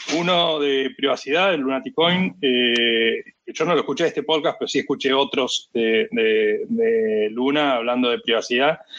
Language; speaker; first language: Spanish; native; Spanish